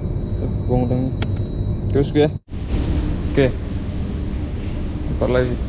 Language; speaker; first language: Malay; non-native, local second language; Javanese